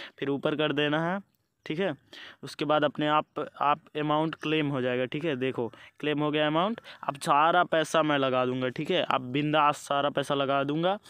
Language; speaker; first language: Hindi; native; Hindi